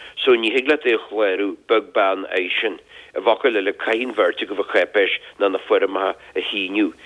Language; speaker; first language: Irish; native; Irish